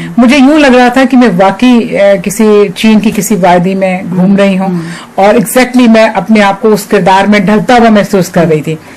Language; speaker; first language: Urdu; native; Urdu